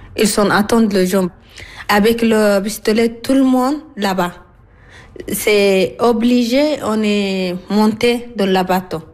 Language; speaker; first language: French; non-native, learner; Arabic